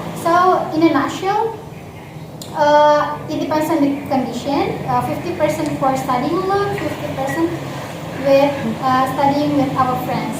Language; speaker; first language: English; non-native, learner; Indonesian